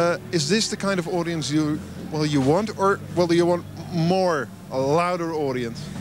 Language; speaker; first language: English; non-native, fluent; Dutch